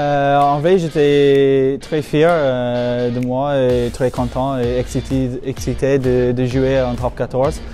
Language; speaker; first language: French; non-native, fluent; English